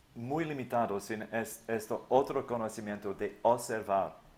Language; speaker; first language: Spanish; non-native, learner; English